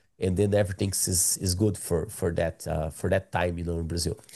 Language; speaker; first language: English; non-native, learner; Portuguese